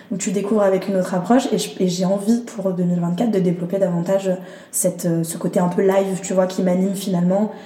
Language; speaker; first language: French; early bilingual, other home language; Arabic